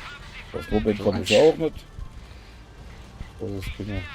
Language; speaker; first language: German; native; German